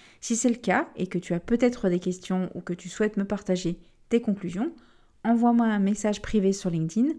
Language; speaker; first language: French; native; French